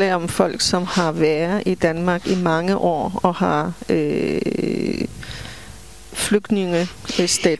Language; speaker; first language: Danish; non-native, fluent; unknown